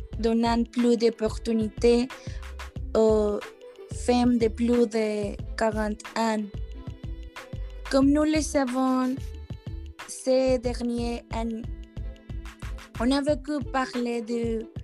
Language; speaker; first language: French; non-native, learner; Spanish